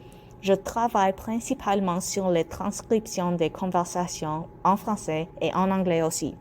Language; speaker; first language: French; non-native, local second language; English